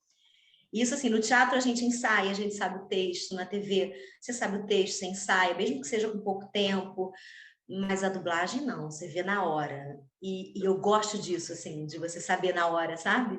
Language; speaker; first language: Portuguese; native; Portuguese